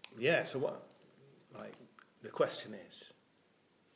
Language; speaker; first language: English; native; English